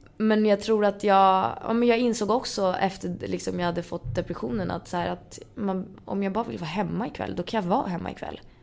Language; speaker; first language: Swedish; native; Swedish